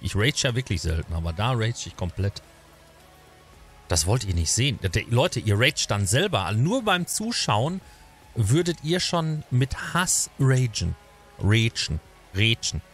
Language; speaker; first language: German; native; German